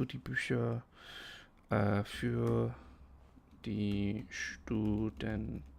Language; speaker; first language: German; non-native, fluent; English